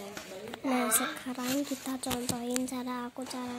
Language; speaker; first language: Indonesian; native; Indonesian